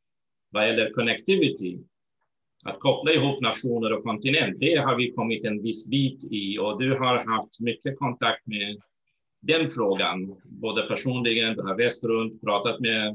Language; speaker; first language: Swedish; non-native, fluent; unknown